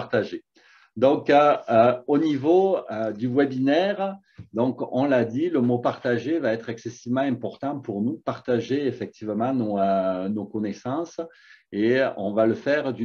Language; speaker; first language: French; native; French